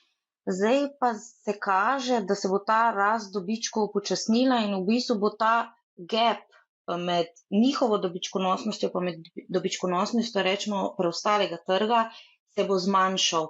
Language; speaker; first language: Slovenian; native; Slovenian